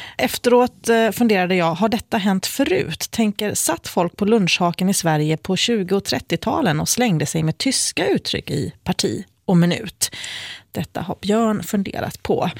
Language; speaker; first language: Swedish; native; Swedish